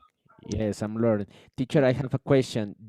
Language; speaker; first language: English; non-native, learner; Spanish